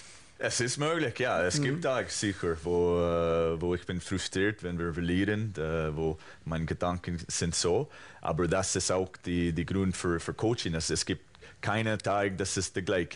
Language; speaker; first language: German; non-native, fluent; English